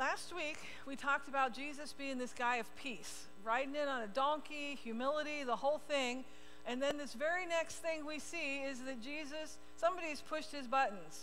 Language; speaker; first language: English; native; English